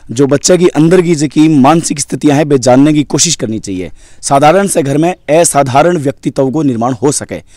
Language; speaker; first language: Hindi; native; Hindi